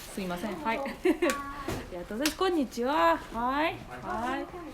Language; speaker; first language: Japanese; non-native, learner; Russian